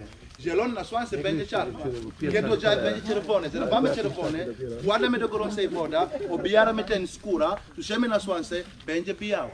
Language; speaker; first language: Polish; non-native, learner; Swahili